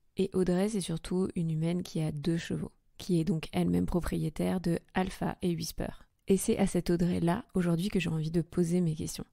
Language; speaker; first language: French; native; French